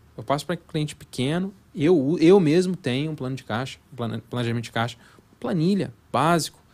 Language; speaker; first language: Portuguese; non-native, fluent; English